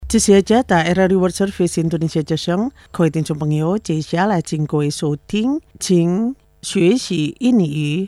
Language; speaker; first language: Chinese; non-native, fluent; Indonesian